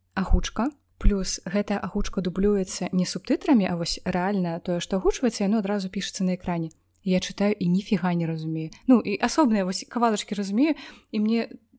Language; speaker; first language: Belarusian; non-native, local second language; Russian